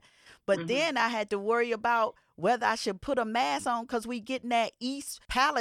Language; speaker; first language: English; native; English